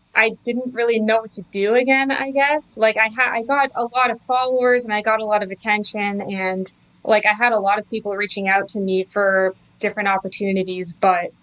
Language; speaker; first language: English; native; English